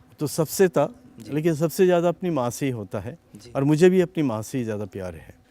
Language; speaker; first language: Hindi; non-native, local second language; Konkani